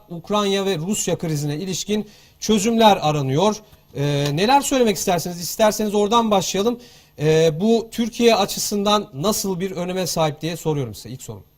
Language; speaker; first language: Turkish; native; Turkish